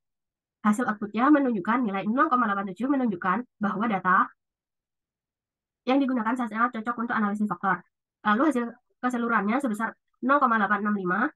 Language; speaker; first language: Indonesian; native; Indonesian